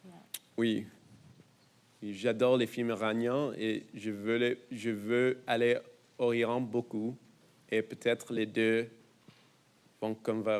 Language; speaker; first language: French; non-native, learner; English